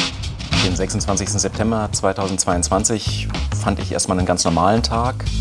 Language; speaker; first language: German; native; German